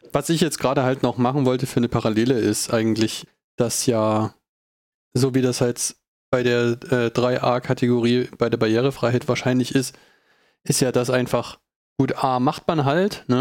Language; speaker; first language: German; native; German